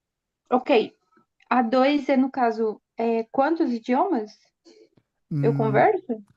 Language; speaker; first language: Portuguese; non-native, fluent; Spanish